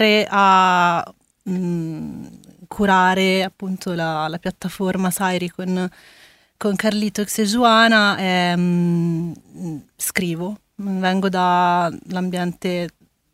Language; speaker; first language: Italian; early bilingual, other home language; Spanish